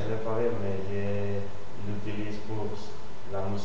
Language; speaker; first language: French; non-native, learner; Spanish